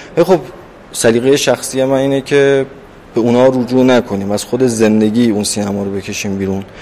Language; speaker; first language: Persian; non-native, local second language; Azerbaijani